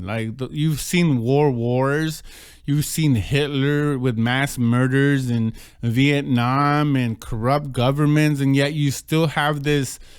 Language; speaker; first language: English; native; English